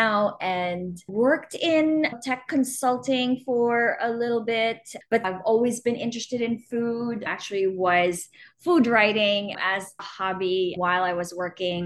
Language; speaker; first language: English; non-native, local second language; Filipino